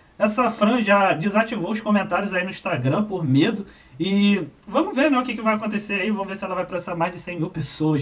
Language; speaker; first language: Portuguese; native; Portuguese